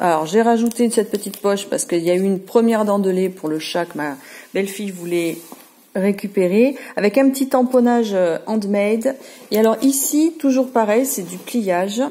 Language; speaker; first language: French; native; French